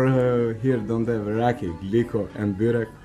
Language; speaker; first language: English; non-native, learner; Albanian